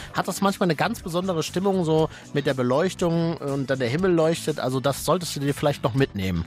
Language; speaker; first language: German; native; German